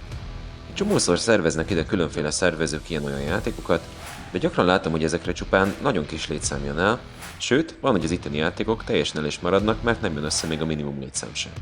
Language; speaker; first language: Hungarian; native; Hungarian